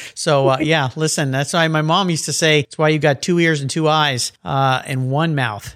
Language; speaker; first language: English; native; English